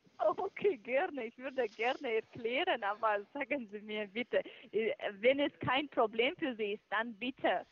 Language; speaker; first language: German; non-native, fluent; Russian